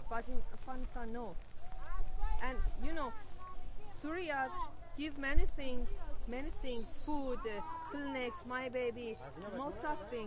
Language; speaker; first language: English; non-native, learner; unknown